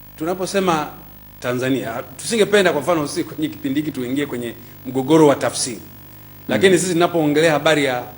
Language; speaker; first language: Swahili; native; Swahili